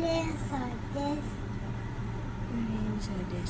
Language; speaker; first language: Japanese; non-native, fluent; Filipino